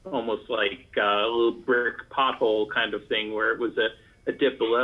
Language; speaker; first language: English; native; English